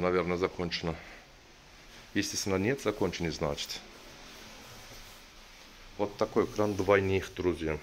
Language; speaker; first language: Russian; non-native, learner; Turkish